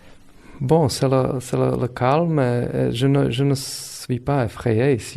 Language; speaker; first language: French; non-native, fluent; Czech